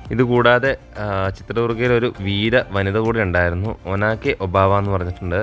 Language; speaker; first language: Malayalam; native; Malayalam